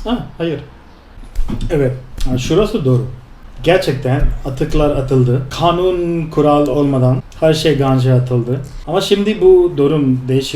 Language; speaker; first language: Turkish; non-native, fluent; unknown